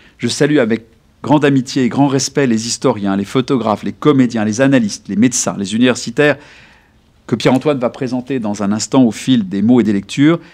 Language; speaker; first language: French; native; French